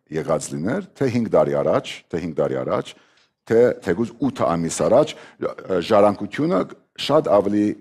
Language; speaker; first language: Armenian; early bilingual, heritage; Armenian